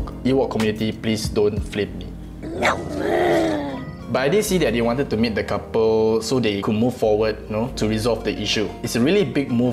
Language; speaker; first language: English; non-native, local second language; Malay